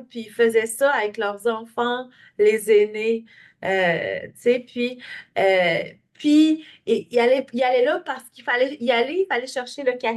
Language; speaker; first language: French; native; French